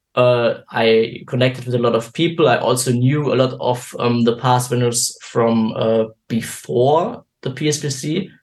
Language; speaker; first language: English; non-native, fluent; German